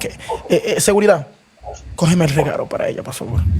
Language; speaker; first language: Spanish; non-native, fluent; Haitian Creole